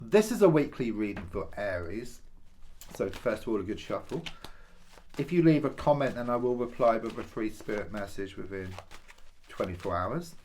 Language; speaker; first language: English; native; English